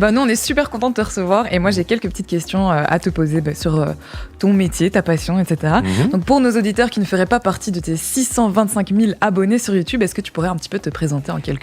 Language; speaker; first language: French; native; French